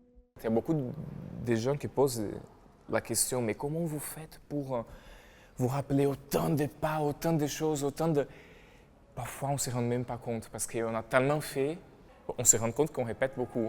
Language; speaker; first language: French; non-native, fluent; Portuguese